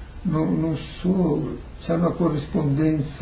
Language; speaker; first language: Italian; early bilingual, heritage; Portuguese